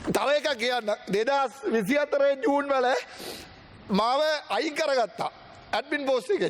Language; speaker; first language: Sinhala; non-native, local second language; Tamil